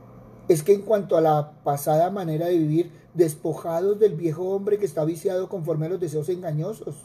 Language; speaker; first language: Spanish; native; Spanish